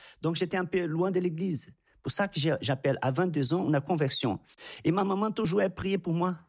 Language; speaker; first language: French; non-native, fluent; Portuguese